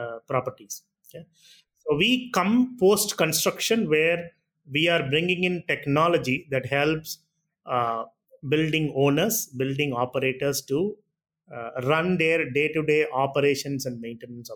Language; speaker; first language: English; non-native, local second language; Tamil